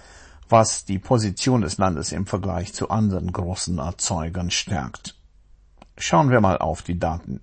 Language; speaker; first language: German; native; German